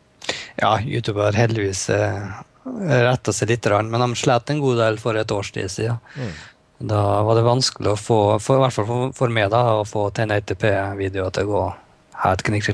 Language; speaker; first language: Norwegian; native; Norwegian